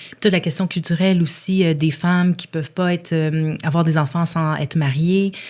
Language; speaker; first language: French; native; French